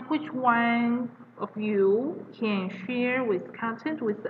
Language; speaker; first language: English; non-native, fluent; Chinese